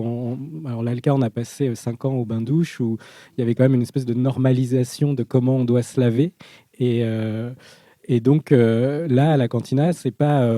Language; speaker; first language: French; native; French